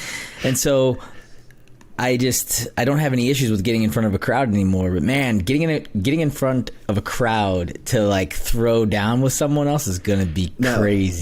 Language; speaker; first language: English; native; English